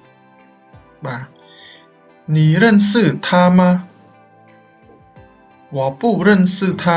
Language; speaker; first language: Chinese; non-native, fluent; Khmer